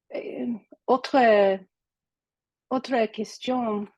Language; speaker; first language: French; non-native, learner; English